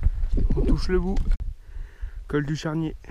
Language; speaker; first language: French; native; French